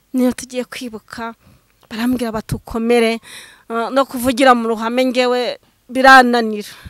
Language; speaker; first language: Kinyarwanda; native; Kinyarwanda